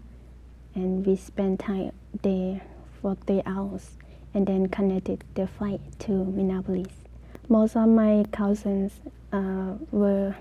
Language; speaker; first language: English; non-native, learner; Lao